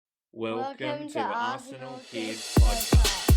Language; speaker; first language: English; native; English